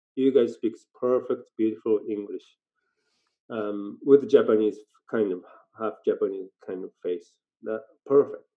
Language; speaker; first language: English; non-native, learner; Japanese